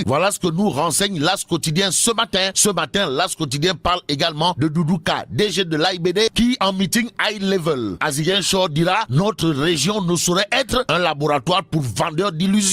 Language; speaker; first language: French; non-native, local second language; Wolof